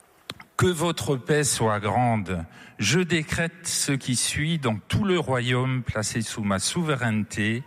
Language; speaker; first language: French; native; French